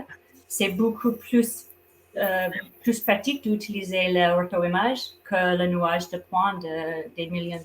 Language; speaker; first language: French; non-native, fluent; English